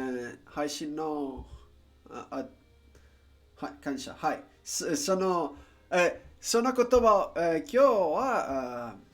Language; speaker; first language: Japanese; non-native, learner; Spanish